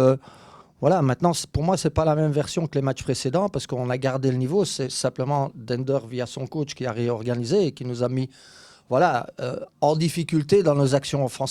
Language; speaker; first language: French; native; French